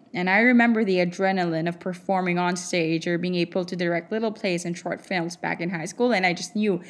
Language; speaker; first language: English; non-native, local second language; Filipino